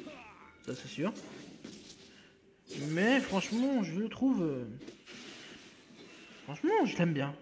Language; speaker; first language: French; native; French